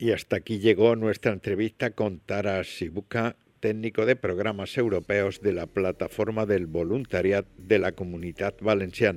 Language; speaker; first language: Spanish; native; Spanish